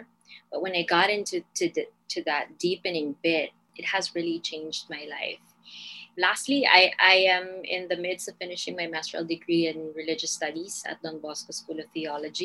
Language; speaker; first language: English; non-native, local second language; Filipino